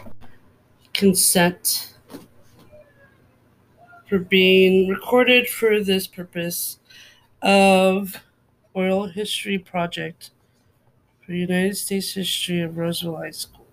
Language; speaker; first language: English; non-native, fluent; Portuguese